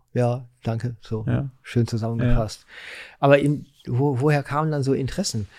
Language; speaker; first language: German; native; German